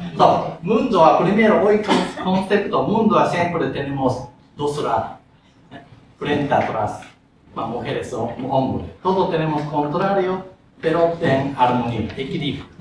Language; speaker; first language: Spanish; non-native, learner; Japanese